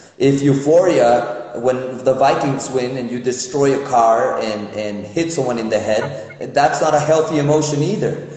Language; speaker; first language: English; non-native, fluent; Spanish